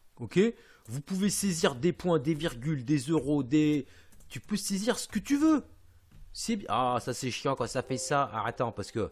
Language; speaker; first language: French; native; French